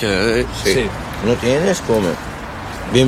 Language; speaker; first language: Spanish; non-native, learner; Arabic